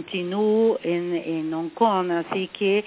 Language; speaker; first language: Spanish; non-native, fluent; Portuguese